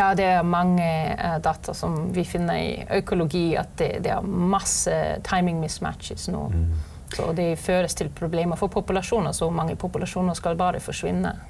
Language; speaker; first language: Norwegian; non-native, fluent; German